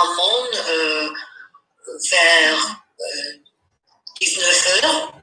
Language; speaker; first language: French; non-native, learner; English